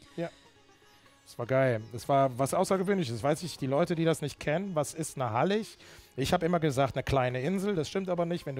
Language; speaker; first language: German; native; German